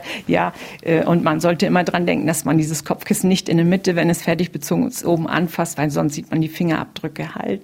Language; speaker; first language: German; native; German